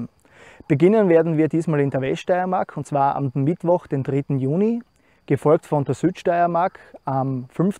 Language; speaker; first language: German; native; German